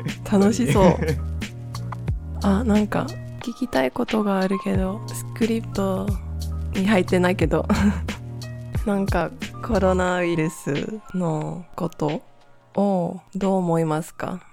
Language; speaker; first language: Japanese; non-native, learner; English